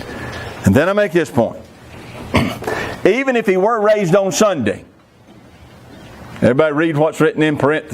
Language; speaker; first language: English; native; English